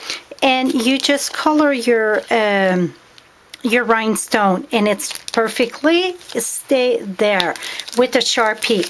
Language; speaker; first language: English; non-native, fluent; French